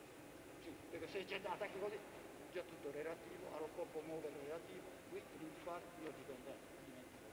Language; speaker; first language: Italian; non-native, learner; Japanese